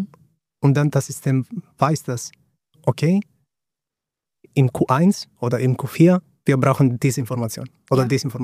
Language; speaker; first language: German; non-native, fluent; Greek